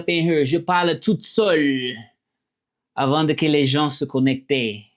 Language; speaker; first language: French; non-native, learner; English